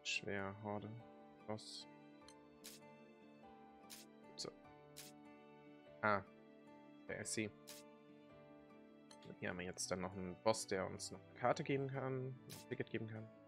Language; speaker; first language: German; native; German